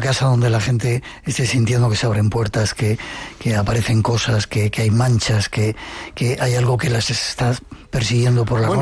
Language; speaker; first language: Spanish; native; Spanish